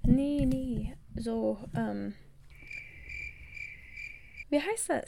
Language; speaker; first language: German; non-native, learner; English